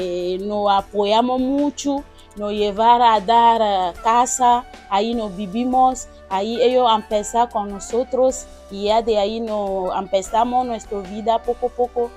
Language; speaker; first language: Spanish; non-native, learner; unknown